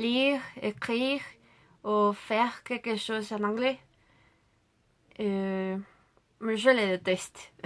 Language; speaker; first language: French; non-native, learner; Spanish